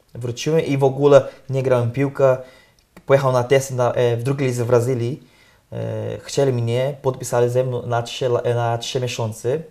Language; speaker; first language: Polish; non-native, learner; Portuguese